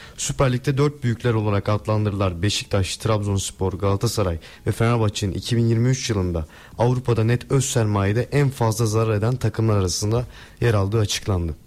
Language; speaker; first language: Turkish; native; Turkish